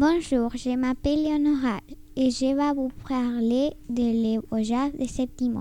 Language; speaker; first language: French; non-native, learner; Spanish